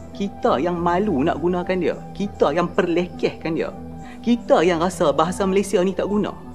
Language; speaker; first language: Malay; native; Malay